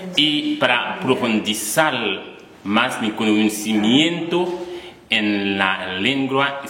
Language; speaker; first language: Spanish; non-native, learner; Haitian Creole